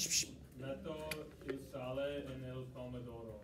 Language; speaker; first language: Italian; non-native, learner; English